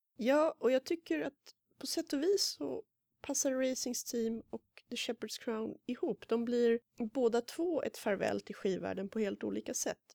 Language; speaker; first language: Swedish; native; Swedish